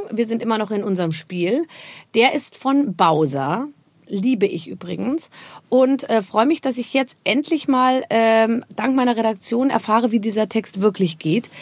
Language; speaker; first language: German; native; German